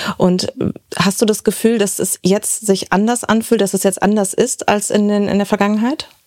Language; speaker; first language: German; native; German